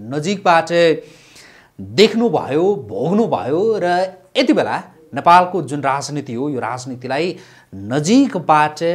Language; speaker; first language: Nepali; native; Nepali